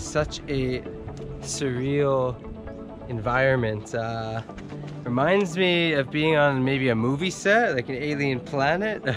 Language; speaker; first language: English; native; English